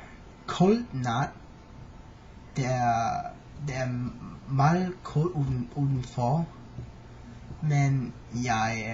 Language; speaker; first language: Danish; non-native, learner; English